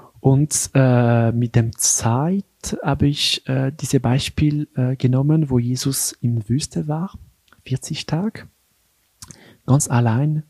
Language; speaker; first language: German; non-native, local second language; French